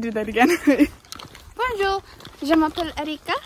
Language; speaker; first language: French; non-native, learner; English